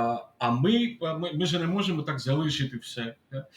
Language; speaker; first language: Ukrainian; non-native, fluent; Georgian